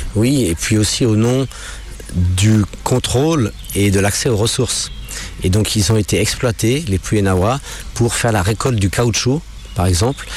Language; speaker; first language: French; non-native, local second language; English